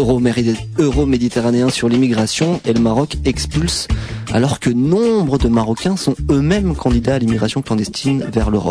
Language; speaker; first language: French; native; French